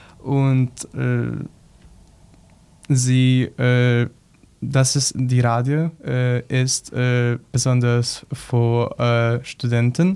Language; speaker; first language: German; non-native, learner; Polish